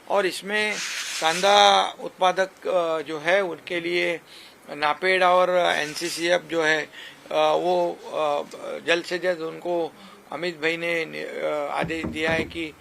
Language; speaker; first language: Hindi; non-native, local second language; Marathi